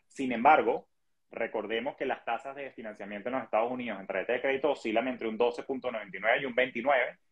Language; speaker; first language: Spanish; native; Spanish